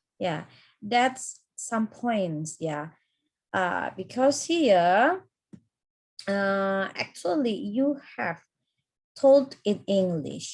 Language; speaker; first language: English; non-native, fluent; Indonesian